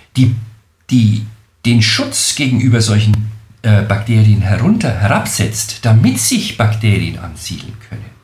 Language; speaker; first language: German; native; German